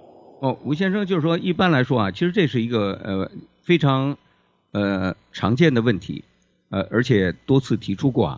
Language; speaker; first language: Chinese; native; Chinese